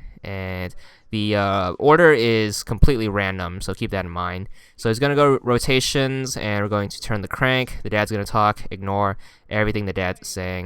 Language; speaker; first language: English; native; English